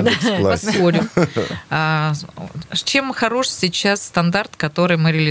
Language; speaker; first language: Russian; native; Russian